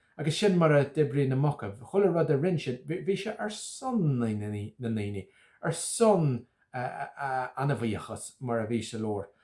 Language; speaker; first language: Irish; native; Irish